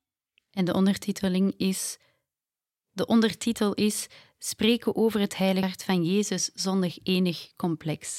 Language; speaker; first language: Dutch; native; Dutch